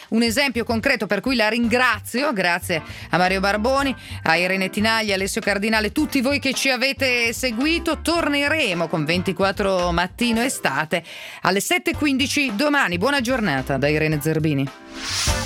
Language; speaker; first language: Italian; native; Italian